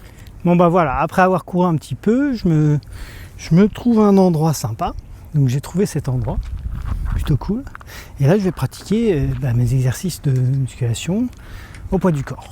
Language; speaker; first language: French; native; French